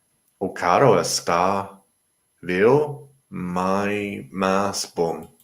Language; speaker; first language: Portuguese; non-native, learner; English